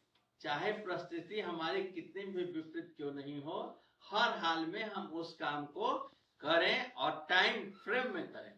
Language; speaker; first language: Hindi; native; Hindi